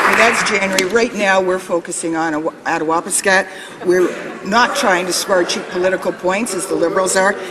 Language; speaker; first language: English; native; English